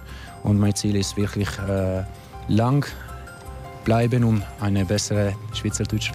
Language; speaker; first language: German; non-native, local second language; Italian